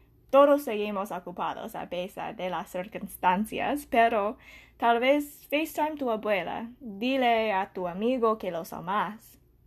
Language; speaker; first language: Spanish; non-native, learner; English